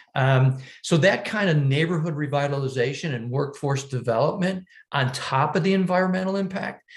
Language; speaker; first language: English; native; English